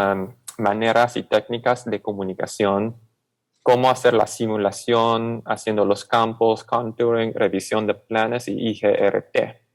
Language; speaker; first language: Spanish; non-native, fluent; English